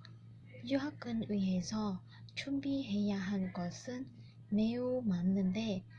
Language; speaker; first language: Korean; non-native, learner; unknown